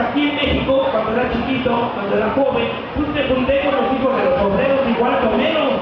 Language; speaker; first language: Spanish; native; Spanish